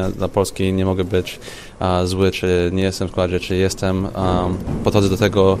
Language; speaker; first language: Polish; early bilingual, heritage; Polish